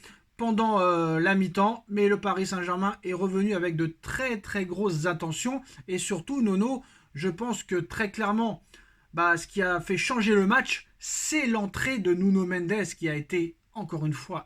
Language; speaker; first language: French; native; French